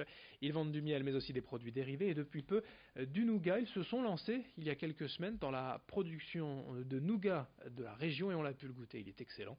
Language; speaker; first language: French; native; French